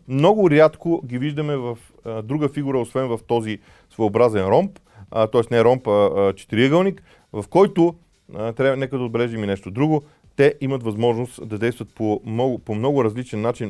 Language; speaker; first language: Bulgarian; native; Bulgarian